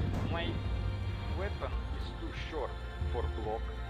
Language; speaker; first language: English; non-native, learner; Russian